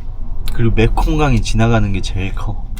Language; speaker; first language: Korean; native; Korean